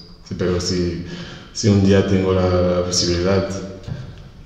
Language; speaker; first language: Spanish; non-native, fluent; French